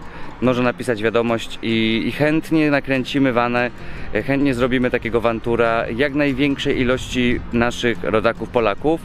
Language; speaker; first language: Polish; native; Polish